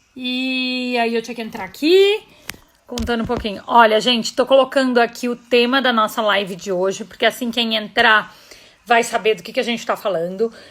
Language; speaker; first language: Portuguese; native; Portuguese